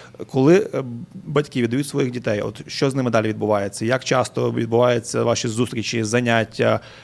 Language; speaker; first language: Ukrainian; native; Ukrainian